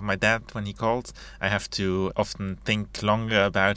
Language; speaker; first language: English; non-native, fluent; Luxembourgish